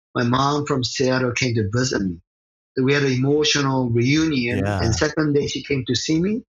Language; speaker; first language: English; early bilingual, other home language; Korean